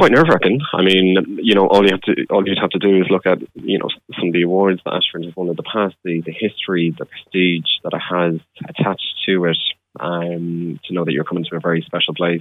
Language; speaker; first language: English; native; English